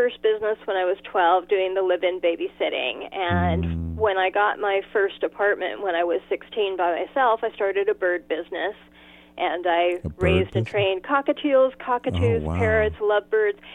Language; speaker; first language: English; native; English